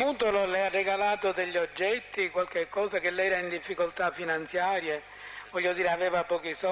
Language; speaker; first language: Italian; native; Italian